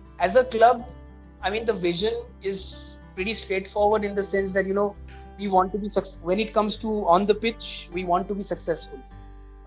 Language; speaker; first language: English; non-native, local second language; Bangla